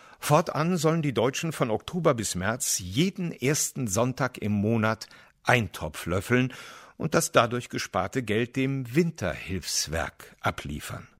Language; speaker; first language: German; native; German